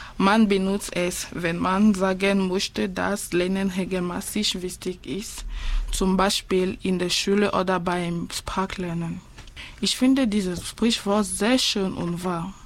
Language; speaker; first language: German; non-native, learner; French